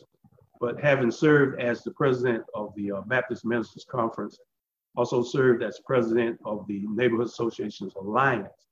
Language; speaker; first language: English; native; English